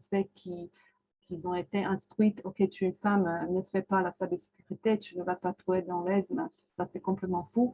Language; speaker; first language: French; non-native, fluent; Croatian